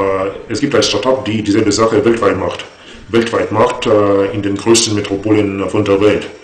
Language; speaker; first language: German; non-native, fluent; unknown